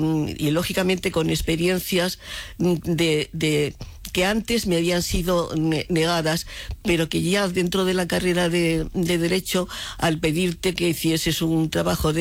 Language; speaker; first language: Spanish; native; Spanish